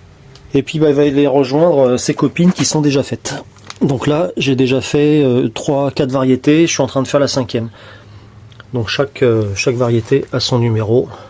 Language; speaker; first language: French; native; French